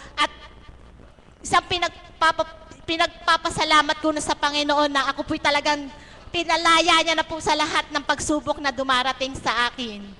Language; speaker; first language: Filipino; native; Filipino